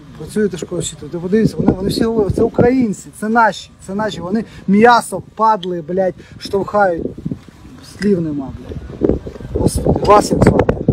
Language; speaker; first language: Ukrainian; native; Ukrainian